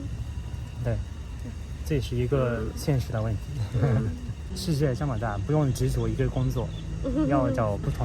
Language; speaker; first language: Chinese; non-native, fluent; Japanese